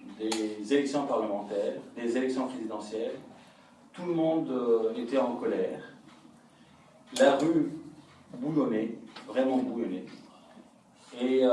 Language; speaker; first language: French; non-native, fluent; Arabic